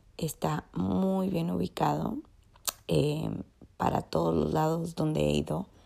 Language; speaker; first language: Spanish; early bilingual, heritage; Spanish